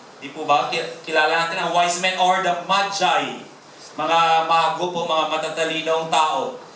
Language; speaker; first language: Filipino; non-native, local second language; Hiligaynon